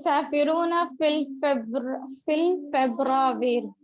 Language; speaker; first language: Arabic; non-native, learner; Urdu